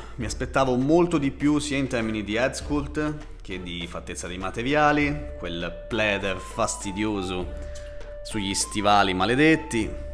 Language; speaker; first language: Italian; native; Italian